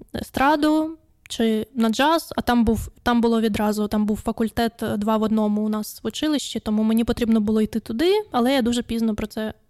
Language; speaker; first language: Ukrainian; non-native, local second language; Russian